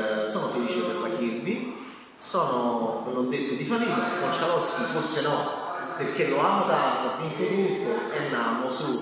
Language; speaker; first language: Italian; native; Italian